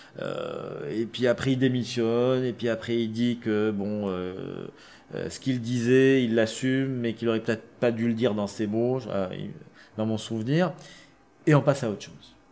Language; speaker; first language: French; non-native, local second language; Arabic